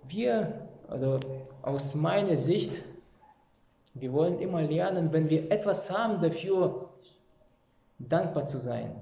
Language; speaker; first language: German; non-native, fluent; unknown